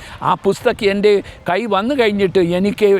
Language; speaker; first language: Malayalam; early bilingual, heritage; Malayalam